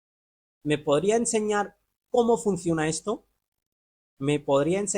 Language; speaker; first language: Spanish; non-native, fluent; Urdu